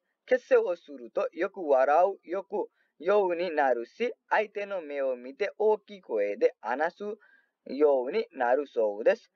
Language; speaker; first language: Japanese; non-native, fluent; Nepali